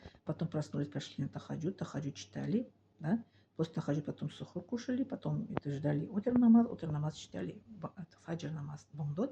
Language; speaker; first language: Russian; non-native, learner; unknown